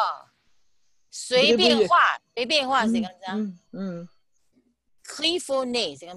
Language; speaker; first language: French; non-native, learner; Chinese